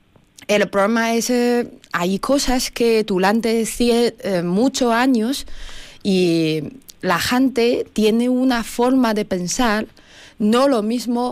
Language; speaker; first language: Spanish; non-native, learner; Chinese